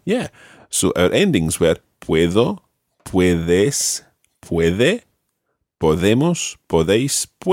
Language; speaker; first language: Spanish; non-native, fluent; English